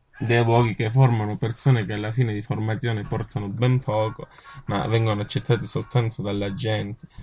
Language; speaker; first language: Italian; native; Italian